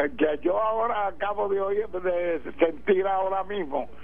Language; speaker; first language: Spanish; native; Spanish